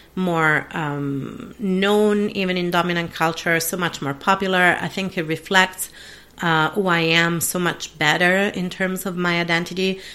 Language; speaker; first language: English; non-native, fluent; Italian